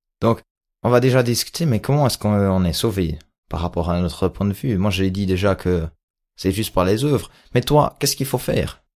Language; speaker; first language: French; native; French